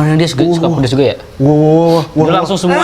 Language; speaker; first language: Indonesian; native; Indonesian